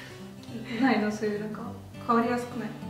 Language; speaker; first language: Japanese; non-native, fluent; Russian